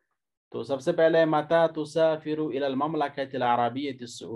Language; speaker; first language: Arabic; non-native, fluent; Urdu